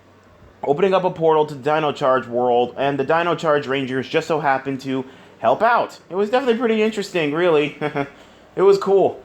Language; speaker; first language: English; native; English